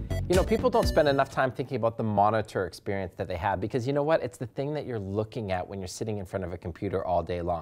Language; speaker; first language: English; native; English